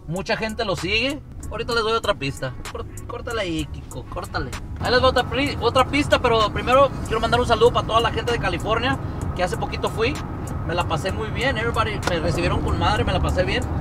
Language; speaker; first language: Spanish; early bilingual, heritage; Spanish